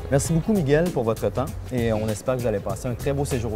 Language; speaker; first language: French; native; French